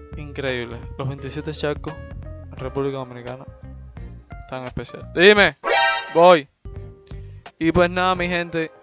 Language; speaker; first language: Spanish; native; Spanish